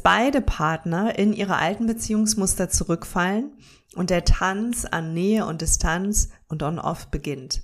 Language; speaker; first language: German; native; German